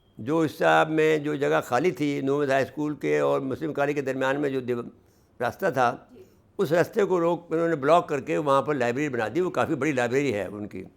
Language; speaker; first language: Urdu; native; Urdu